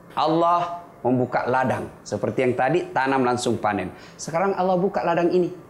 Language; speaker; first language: Indonesian; native; Indonesian